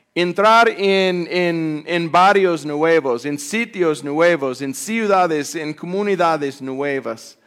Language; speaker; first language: Spanish; non-native, fluent; English